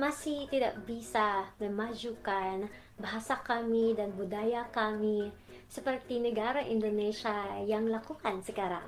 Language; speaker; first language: Indonesian; non-native, learner; Filipino